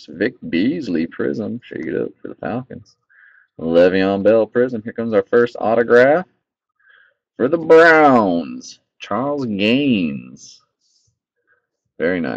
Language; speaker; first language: English; native; English